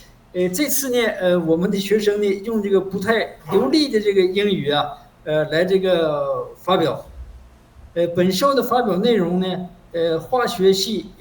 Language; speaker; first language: Chinese; non-native, fluent; Japanese